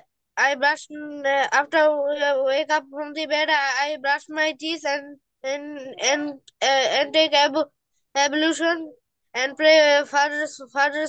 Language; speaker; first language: English; non-native, learner; Bangla